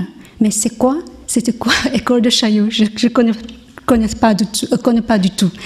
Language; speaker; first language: French; non-native, learner; Chinese